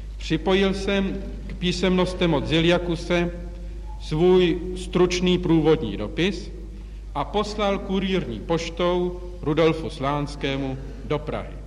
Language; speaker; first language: Czech; native; Czech